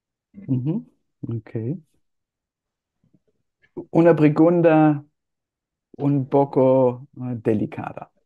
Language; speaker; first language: Spanish; non-native, fluent; German